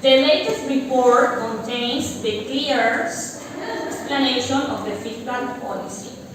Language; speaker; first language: English; non-native, fluent; Spanish